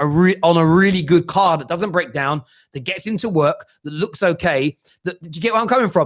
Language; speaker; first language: English; native; English